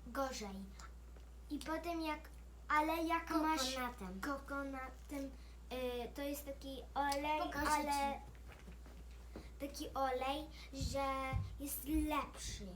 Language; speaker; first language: Polish; early bilingual, heritage; Polish